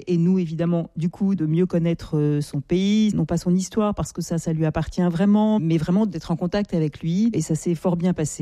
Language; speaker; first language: French; native; French